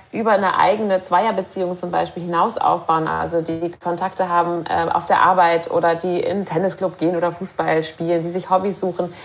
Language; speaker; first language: German; native; German